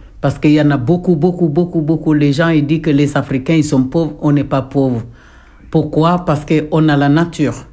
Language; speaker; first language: French; non-native, local second language; Jola-Fonyi